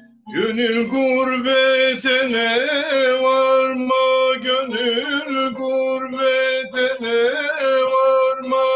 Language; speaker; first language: Turkish; native; Turkish